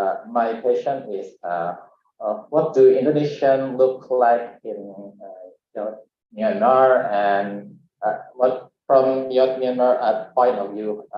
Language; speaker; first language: English; non-native, learner; Indonesian